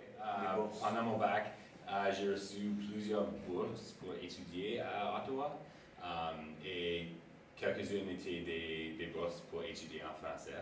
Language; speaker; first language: French; non-native, local second language; English